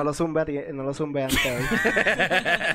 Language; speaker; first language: Spanish; native; Spanish